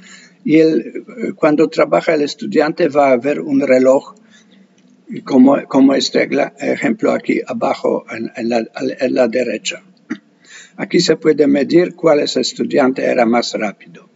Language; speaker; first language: Spanish; non-native, fluent; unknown